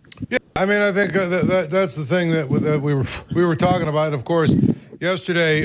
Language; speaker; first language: English; native; English